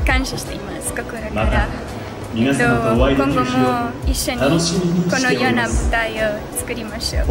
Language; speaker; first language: Japanese; non-native, learner; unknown